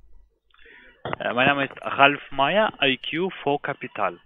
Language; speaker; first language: German; non-native, learner; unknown